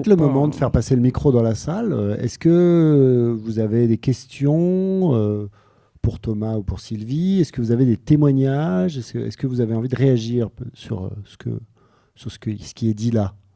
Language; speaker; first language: French; native; French